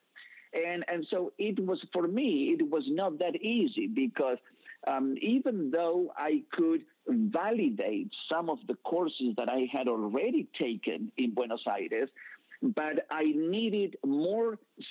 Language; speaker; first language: English; non-native, fluent; Spanish